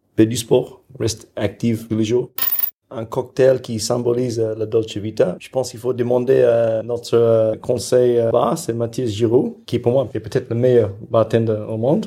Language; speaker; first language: French; non-native, fluent; English